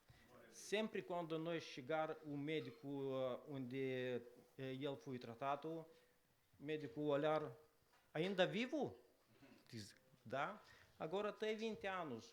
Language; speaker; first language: Portuguese; non-native, learner; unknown